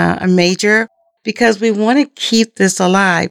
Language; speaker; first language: English; native; English